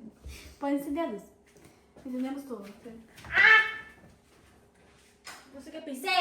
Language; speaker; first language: Spanish; early bilingual, other home language; Portuguese